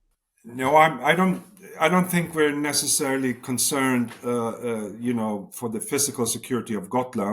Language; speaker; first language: English; non-native, fluent; Swedish